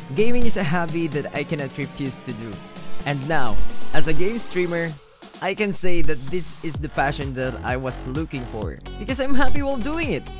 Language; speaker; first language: English; non-native, local second language; Waray